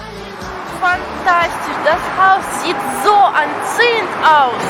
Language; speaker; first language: German; non-native, fluent; Russian